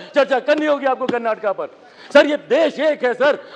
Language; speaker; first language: Hindi; native; Hindi